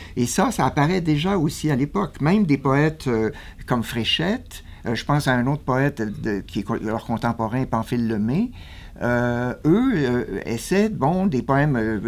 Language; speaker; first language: French; native; French